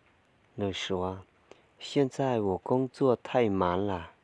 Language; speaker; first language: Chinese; non-native, learner; Hmong